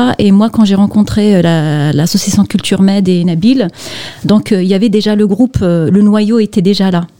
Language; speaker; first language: French; non-native, local second language; Kabyle